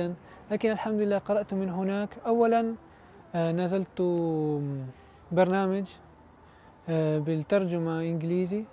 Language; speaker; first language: Arabic; non-native, learner; Italian